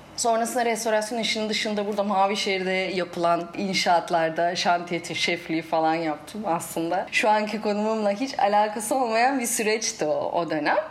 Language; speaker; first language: Turkish; native; Turkish